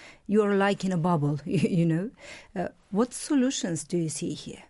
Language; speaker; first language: English; non-native, fluent; Romanian